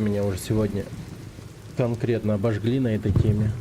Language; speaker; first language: Russian; native; Russian